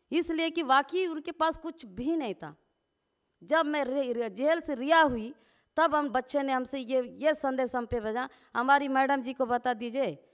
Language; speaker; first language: Hindi; non-native, local second language; Gondi